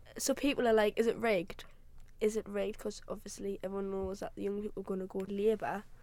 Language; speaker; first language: English; native; English